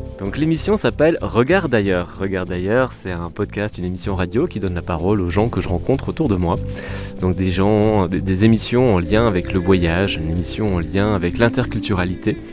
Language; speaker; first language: French; native; French